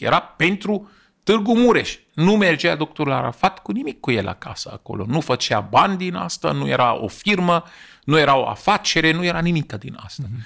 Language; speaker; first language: Romanian; non-native, fluent; Arabic